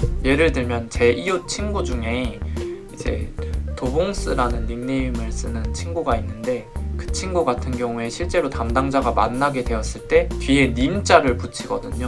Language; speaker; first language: Korean; native; Korean